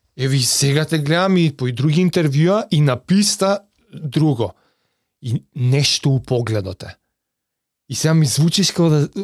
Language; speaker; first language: Macedonian; native; Macedonian